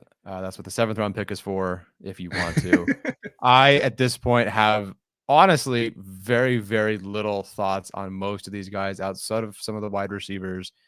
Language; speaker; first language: English; native; English